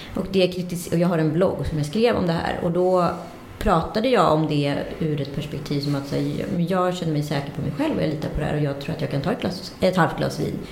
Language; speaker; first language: Swedish; native; Swedish